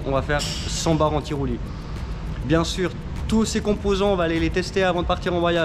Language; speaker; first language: French; native; French